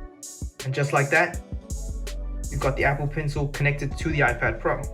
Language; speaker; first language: English; native; English